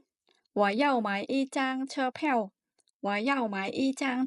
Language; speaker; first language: Chinese; non-native, fluent; Khmer